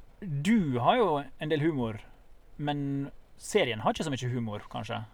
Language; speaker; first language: Norwegian; native; Norwegian